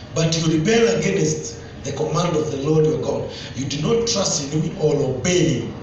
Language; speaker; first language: English; non-native, local second language; Swahili